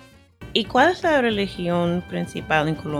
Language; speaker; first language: Spanish; non-native, fluent; English